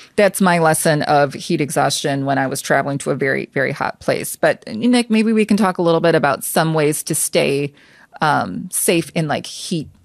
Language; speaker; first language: English; native; English